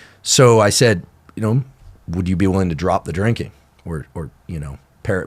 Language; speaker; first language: English; native; English